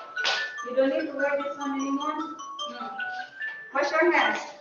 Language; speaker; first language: English; non-native, fluent; Indonesian